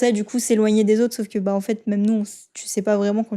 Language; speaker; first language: French; native; French